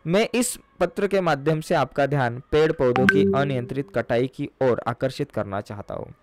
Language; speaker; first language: Hindi; non-native, local second language; Marathi